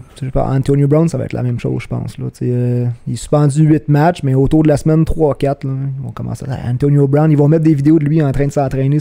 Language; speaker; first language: French; native; French